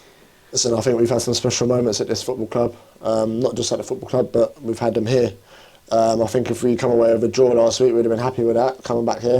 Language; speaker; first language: English; native; English